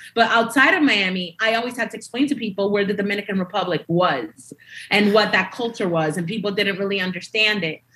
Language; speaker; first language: English; early bilingual, other home language; Spanish